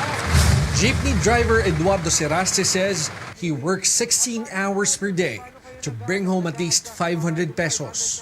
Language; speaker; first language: English; non-native, local second language; Filipino